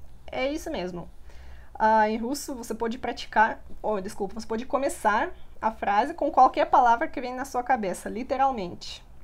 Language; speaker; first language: Portuguese; non-native, fluent; Russian